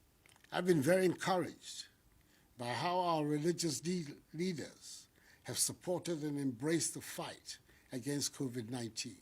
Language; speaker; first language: English; non-native, local second language; Akan